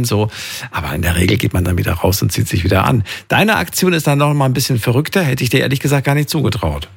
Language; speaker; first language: German; native; German